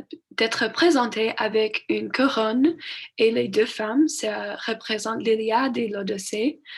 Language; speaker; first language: French; non-native, learner; English